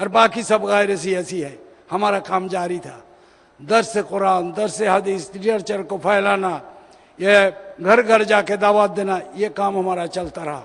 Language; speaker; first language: Urdu; non-native, fluent; Bangla